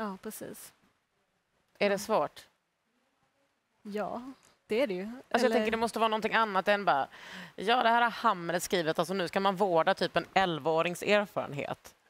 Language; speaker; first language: Swedish; native; Swedish